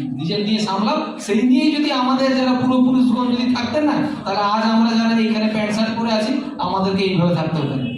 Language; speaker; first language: Bangla; native; Bangla